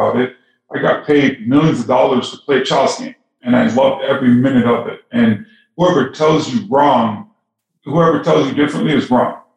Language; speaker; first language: English; native; English